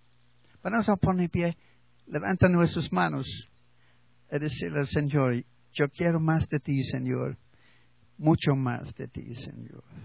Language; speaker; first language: Spanish; non-native, learner; English